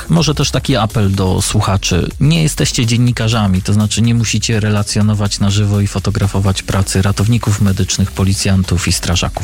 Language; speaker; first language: Polish; native; Polish